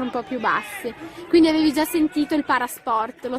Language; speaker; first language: Italian; native; Italian